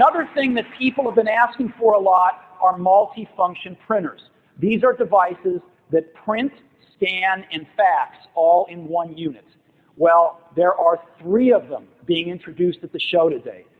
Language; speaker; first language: English; native; English